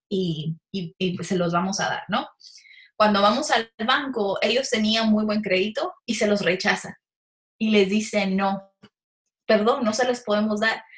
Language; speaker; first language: Spanish; early bilingual, heritage; Spanish